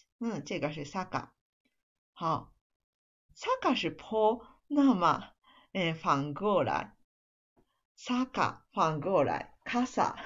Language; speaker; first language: Chinese; non-native, fluent; Japanese